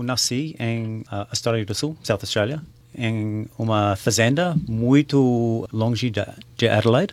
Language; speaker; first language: Portuguese; non-native, learner; English